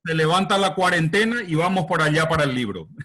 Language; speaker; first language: Spanish; native; Spanish